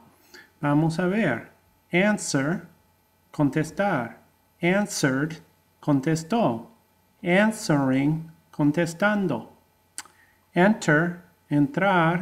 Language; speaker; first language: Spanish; non-native, fluent; English